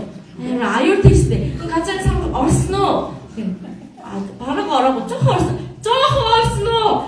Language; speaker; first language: Mongolian; non-native, fluent; Korean